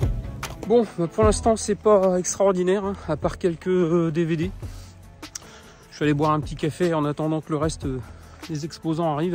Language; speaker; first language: French; native; French